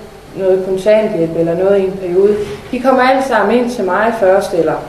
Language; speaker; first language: Danish; native; Danish